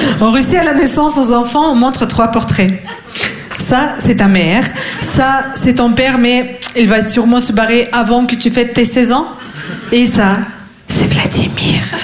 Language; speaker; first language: French; non-native, fluent; Russian